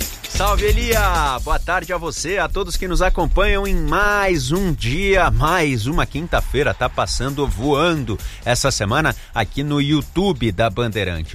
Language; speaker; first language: Portuguese; native; Portuguese